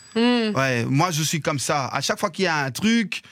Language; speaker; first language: French; non-native, local second language; Lingala